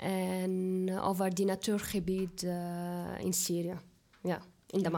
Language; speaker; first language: Dutch; non-native, fluent; Arabic